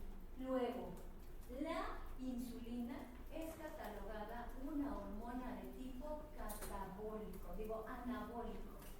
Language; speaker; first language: Spanish; native; Spanish